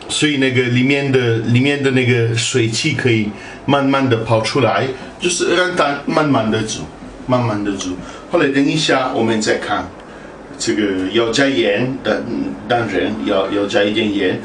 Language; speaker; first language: Chinese; non-native, fluent; Italian